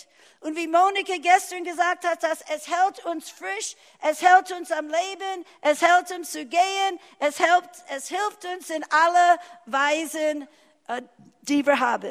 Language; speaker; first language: German; non-native, fluent; English